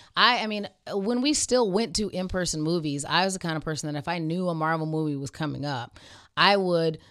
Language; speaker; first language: English; native; English